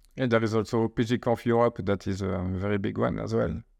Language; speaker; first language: English; non-native, fluent; French